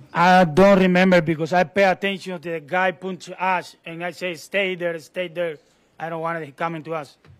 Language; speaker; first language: English; non-native, learner; Spanish